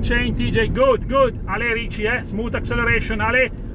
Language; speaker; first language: English; non-native, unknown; Italian